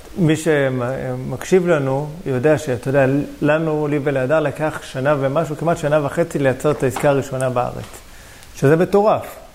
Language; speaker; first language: Hebrew; native; Hebrew